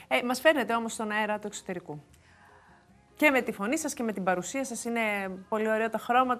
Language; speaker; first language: Greek; native; Greek